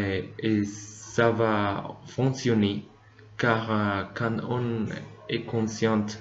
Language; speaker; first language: French; non-native, learner; Spanish